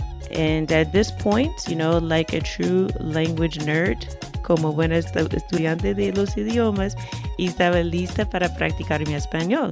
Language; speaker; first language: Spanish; non-native, fluent; English